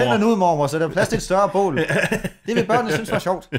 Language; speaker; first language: Danish; native; Danish